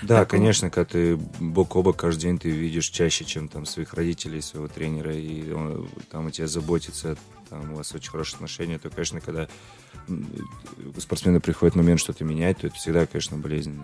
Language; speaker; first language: Russian; native; Russian